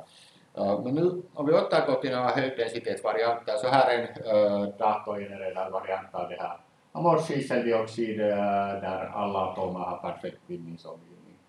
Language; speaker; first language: Swedish; native; Swedish